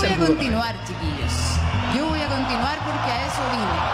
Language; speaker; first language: Spanish; native; Spanish